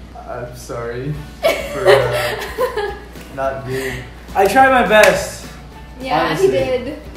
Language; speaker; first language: English; native; English